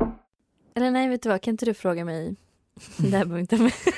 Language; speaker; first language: Swedish; native; Swedish